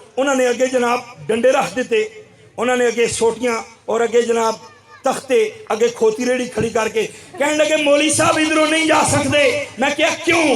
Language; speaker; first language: Urdu; non-native, local second language; Pashto